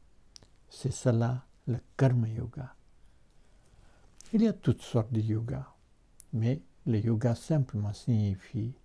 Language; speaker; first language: French; non-native, fluent; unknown